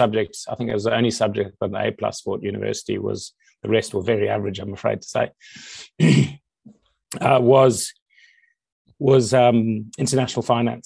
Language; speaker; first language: English; native; English